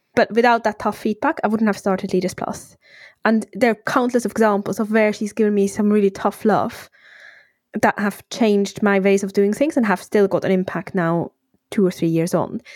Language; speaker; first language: English; non-native, fluent; Swiss German